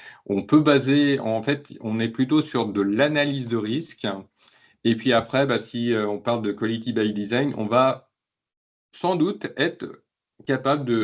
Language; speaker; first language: French; native; French